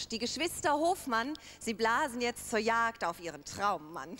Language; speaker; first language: German; native; German